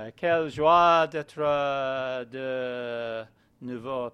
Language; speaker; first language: French; non-native, learner; English